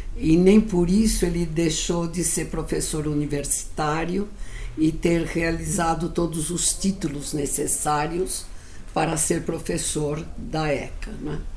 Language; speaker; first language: Portuguese; early bilingual, other home language; Yiddish